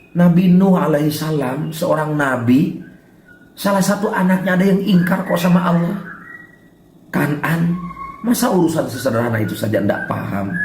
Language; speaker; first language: Indonesian; non-native, local second language; Sundanese